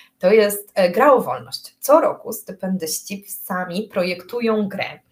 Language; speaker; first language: Polish; native; Polish